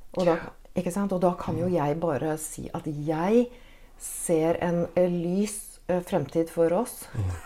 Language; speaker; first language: Norwegian; native; Norwegian